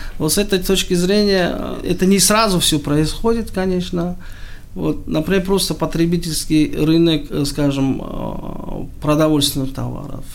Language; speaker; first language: Russian; non-native, local second language; Tajik